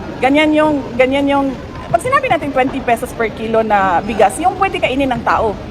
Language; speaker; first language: Filipino; non-native, local second language; Cebuano